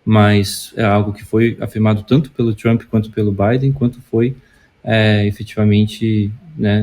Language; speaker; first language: Portuguese; native; Portuguese